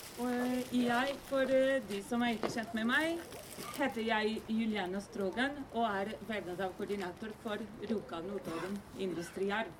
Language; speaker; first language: Norwegian; non-native, fluent; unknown